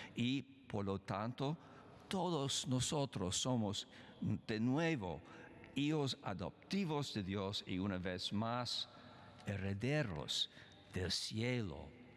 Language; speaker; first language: Spanish; non-native, fluent; English